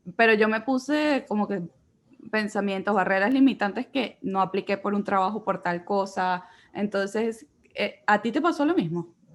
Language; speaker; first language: Spanish; native; Spanish